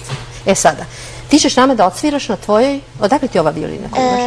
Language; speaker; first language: Serbian; native; Serbian